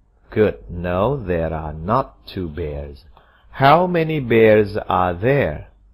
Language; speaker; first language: English; non-native, fluent; Indonesian